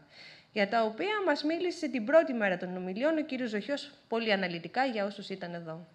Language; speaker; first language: Greek; native; Greek